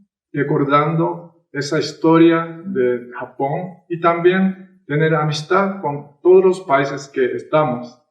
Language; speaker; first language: Spanish; non-native, fluent; Japanese